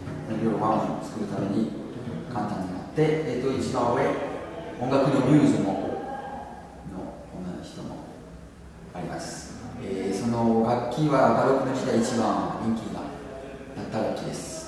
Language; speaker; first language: Japanese; non-native, learner; French